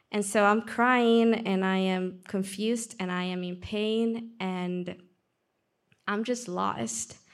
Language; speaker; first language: English; non-native, fluent; Spanish